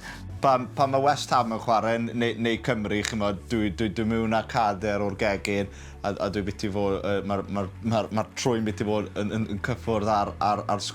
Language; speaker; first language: Welsh; native; Welsh